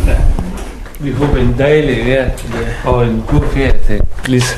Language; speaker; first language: Danish; non-native, learner; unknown